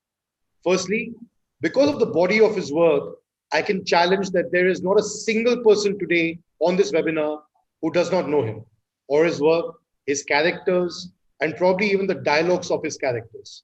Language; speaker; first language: English; non-native, local second language; Hindi